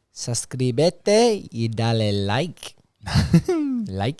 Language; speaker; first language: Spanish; non-native, learner; English